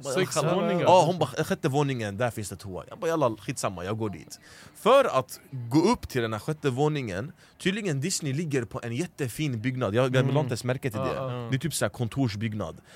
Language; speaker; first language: Swedish; early bilingual, other home language; Arabic